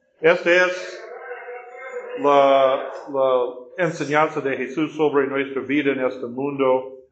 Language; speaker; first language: Spanish; non-native, fluent; English